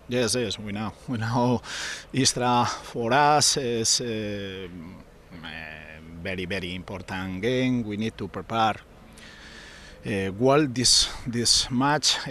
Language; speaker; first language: English; non-native, learner; Spanish